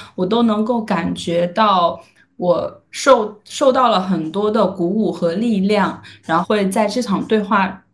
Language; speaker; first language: Chinese; native; Chinese